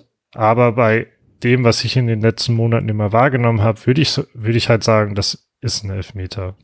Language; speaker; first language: German; native; German